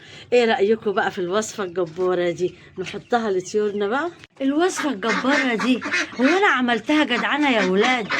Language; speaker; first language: Arabic; native; Arabic